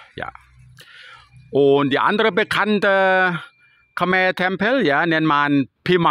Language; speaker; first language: German; non-native, learner; Thai